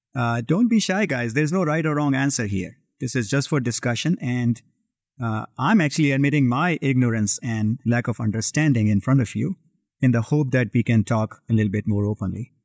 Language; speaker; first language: English; non-native, local second language; Hindi